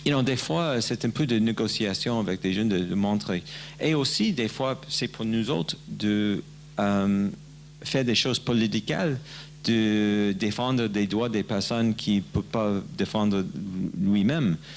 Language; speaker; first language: French; non-native, learner; English